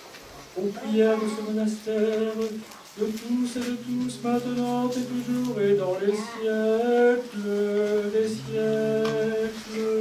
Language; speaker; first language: French; native; French